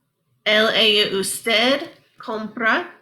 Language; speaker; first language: Spanish; non-native, fluent; English